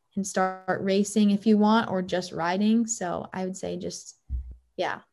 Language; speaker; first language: English; native; English